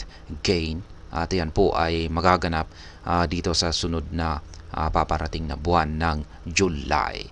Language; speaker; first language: Filipino; native; Filipino